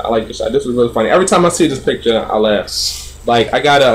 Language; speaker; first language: English; native; English